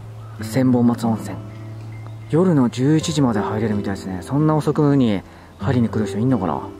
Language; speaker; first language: Japanese; native; Japanese